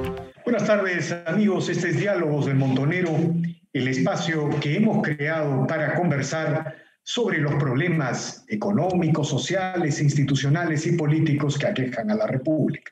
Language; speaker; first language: Spanish; native; Spanish